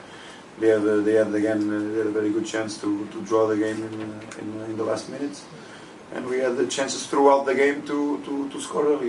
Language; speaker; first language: English; non-native, fluent; Portuguese